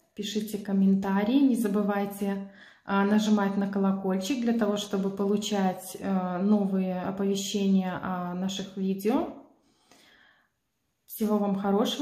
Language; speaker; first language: Russian; native; Russian